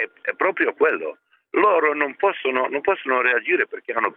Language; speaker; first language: Italian; non-native, fluent; Serbian